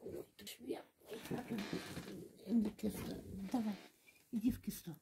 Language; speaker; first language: German; non-native, fluent; Russian